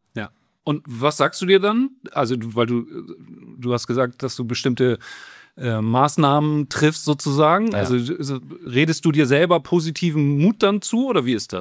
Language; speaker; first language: German; native; German